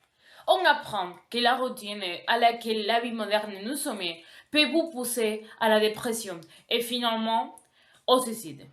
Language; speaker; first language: French; non-native, learner; Spanish